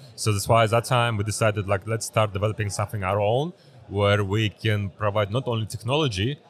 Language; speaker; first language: English; early bilingual, other home language; Uzbek